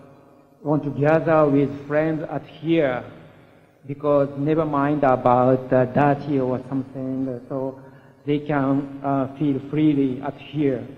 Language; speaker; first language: English; non-native, learner; Japanese